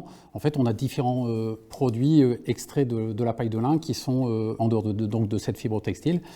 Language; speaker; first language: French; native; French